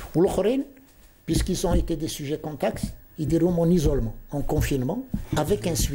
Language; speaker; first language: French; non-native, local second language; Arabic